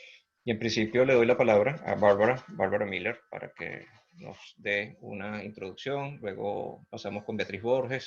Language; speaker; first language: Spanish; native; Spanish